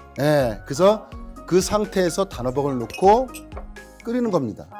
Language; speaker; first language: Korean; native; Korean